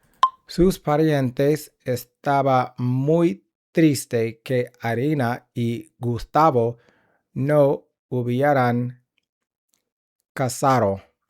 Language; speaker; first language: Spanish; non-native, learner; English